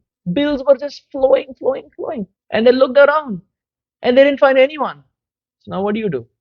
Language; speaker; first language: English; non-native, local second language; Hindi